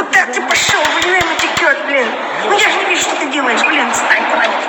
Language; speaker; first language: Russian; native; Russian